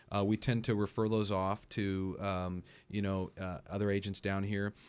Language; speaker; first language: English; native; English